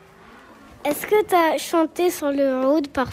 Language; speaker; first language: French; non-native, learner; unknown